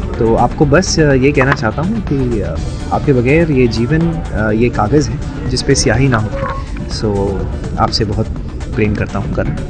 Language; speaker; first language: Hindi; native; Hindi